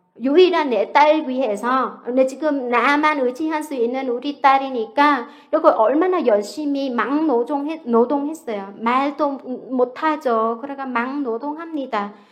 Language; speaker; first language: Korean; non-native, fluent; Vietnamese